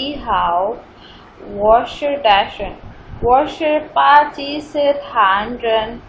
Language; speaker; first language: Chinese; non-native, fluent; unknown